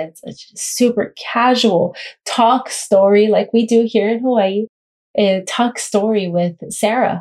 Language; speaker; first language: English; native; English